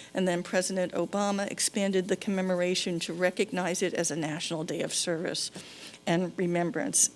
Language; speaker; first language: English; native; English